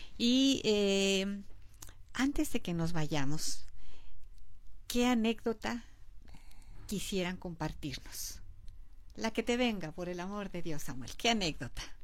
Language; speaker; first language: Spanish; native; Spanish